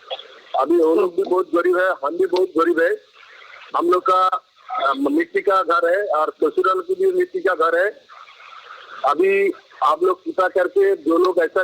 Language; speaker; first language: Hindi; non-native, local second language; Bangla